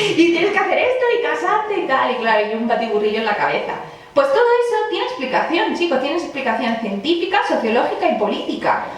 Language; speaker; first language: Spanish; early bilingual, other home language; Chinese